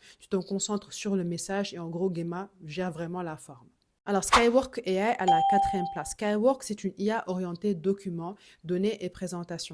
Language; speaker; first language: French; native; French